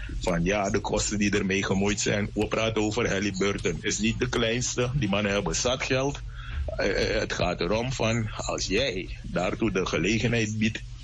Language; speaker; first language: Dutch; native; Dutch